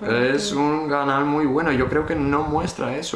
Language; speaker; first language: Spanish; native; Spanish